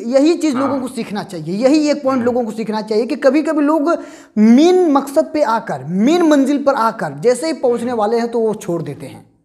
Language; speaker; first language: Hindi; native; Hindi